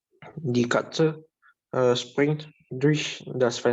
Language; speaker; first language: German; non-native, learner; Indonesian